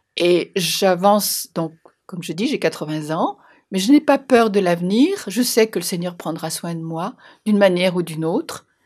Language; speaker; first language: French; native; French